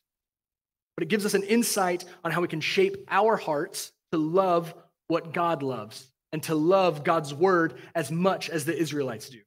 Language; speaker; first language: English; native; English